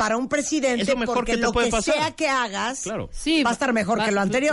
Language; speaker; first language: Spanish; native; Spanish